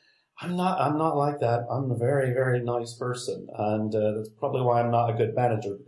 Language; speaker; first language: English; native; English